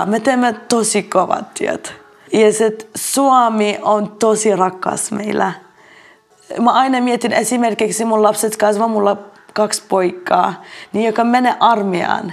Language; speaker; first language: Finnish; non-native, fluent; Arabic